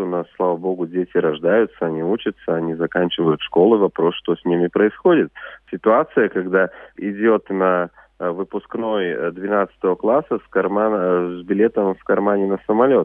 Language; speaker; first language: Russian; native; Russian